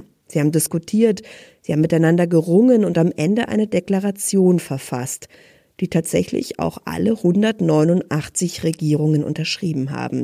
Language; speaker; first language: German; native; German